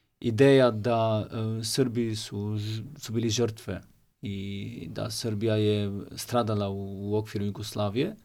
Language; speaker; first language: Serbian; non-native, fluent; Albanian